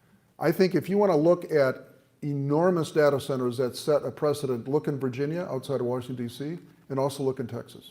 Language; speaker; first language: English; native; English